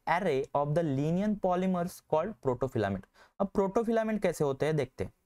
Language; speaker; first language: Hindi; non-native, local second language; Marathi